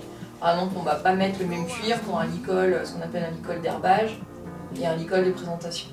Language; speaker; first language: French; native; French